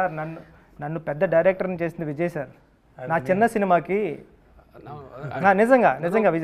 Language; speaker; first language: Telugu; native; Telugu